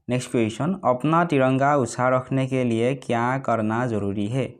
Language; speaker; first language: Hindi; non-native, local second language; Assamese